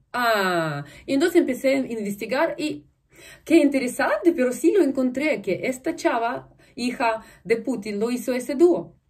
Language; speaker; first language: Spanish; non-native, fluent; Russian